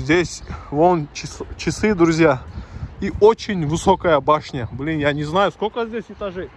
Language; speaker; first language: Russian; non-native, fluent; Turkish